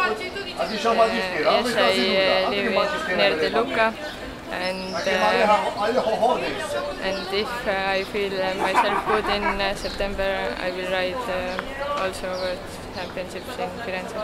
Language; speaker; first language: English; non-native, fluent; Estonian